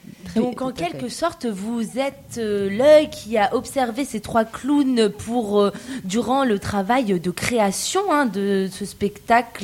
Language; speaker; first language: French; native; French